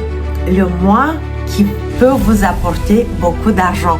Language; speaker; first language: French; non-native, fluent; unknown